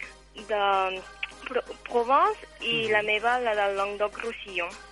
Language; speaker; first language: Catalan; early bilingual, heritage; Catalan